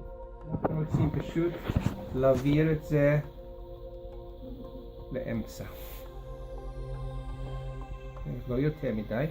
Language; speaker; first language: Hebrew; non-native, fluent; English